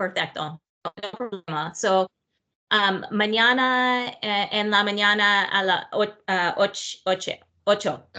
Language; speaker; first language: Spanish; non-native, learner; English